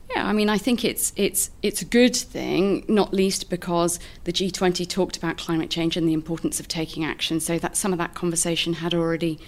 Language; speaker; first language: English; native; English